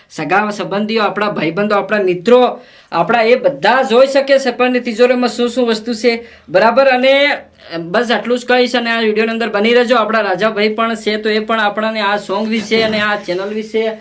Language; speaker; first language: Gujarati; non-native, local second language; Bhili